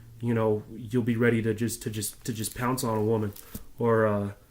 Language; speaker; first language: English; native; English